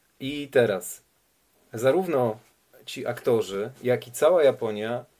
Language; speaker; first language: Polish; native; Polish